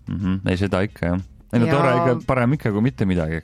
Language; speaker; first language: Estonian; native; Estonian